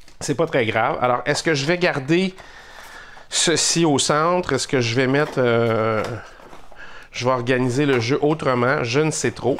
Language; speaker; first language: French; native; French